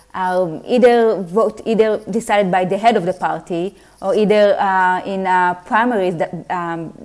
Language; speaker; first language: English; non-native, fluent; Hebrew